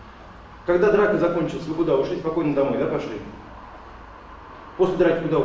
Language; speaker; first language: Russian; native; Russian